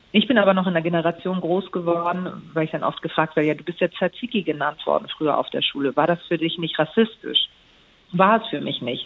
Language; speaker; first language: German; early bilingual, other home language; Greek